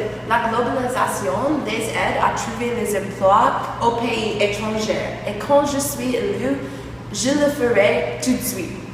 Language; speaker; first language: French; non-native, learner; English